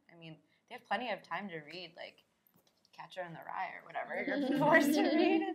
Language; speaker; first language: English; native; English